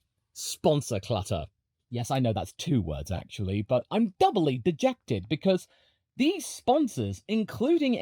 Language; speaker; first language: English; native; English